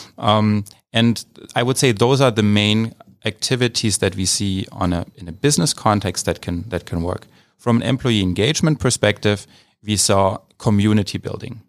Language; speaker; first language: English; non-native, fluent; German